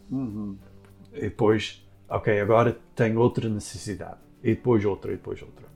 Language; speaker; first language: Portuguese; early bilingual, heritage; Portuguese